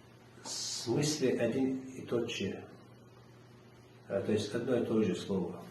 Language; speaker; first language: Russian; non-native, local second language; Chechen